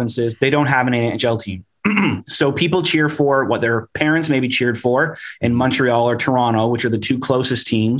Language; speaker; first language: English; native; English